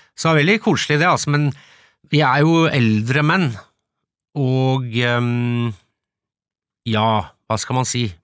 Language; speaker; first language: Norwegian; early bilingual, other home language; English